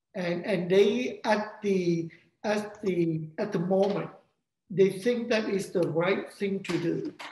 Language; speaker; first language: English; non-native, fluent; Vietnamese